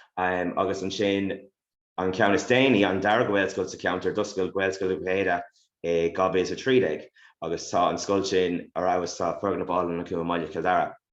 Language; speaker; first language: Irish; non-native, local second language; English